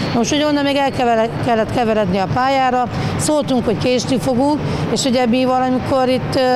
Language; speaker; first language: Hungarian; native; Hungarian